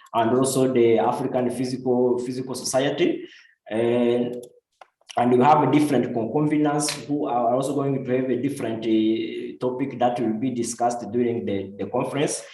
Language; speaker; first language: English; non-native, local second language; Kinyarwanda